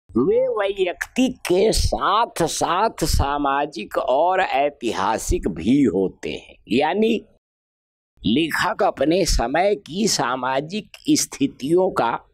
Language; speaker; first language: Hindi; native; Hindi